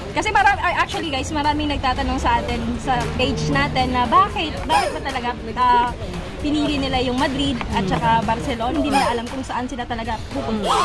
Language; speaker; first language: Filipino; native; Filipino